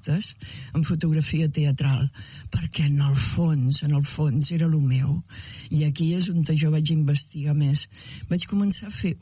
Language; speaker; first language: Catalan; native; Catalan